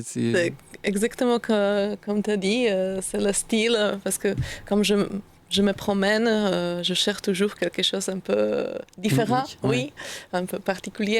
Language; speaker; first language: French; non-native, learner; Slovak